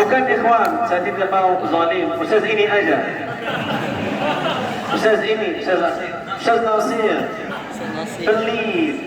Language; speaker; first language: Indonesian; non-native, learner; Arabic